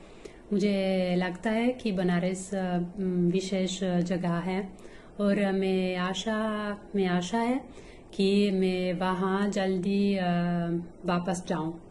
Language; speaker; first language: Hindi; non-native, learner; Italian